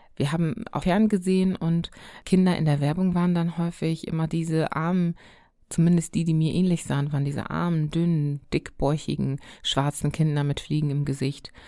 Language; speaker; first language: German; early bilingual, other home language; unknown